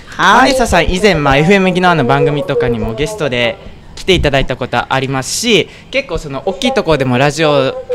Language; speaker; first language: Japanese; native; Japanese